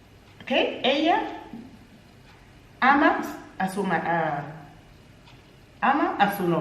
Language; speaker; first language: Spanish; non-native, fluent; English